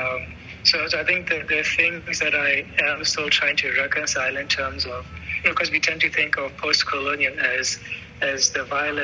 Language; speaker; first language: English; non-native, local second language; Tswana